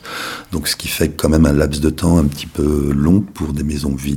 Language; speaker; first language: French; native; French